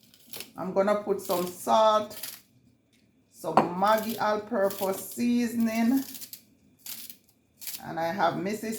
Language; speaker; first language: English; non-native, local second language; Jamaican Creole English